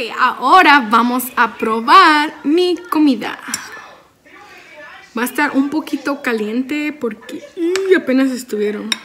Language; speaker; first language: Spanish; early bilingual, heritage; Spanish